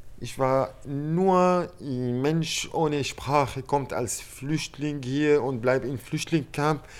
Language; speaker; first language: German; non-native, learner; Arabic